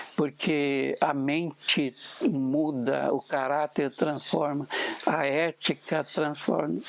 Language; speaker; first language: Portuguese; non-native, local second language; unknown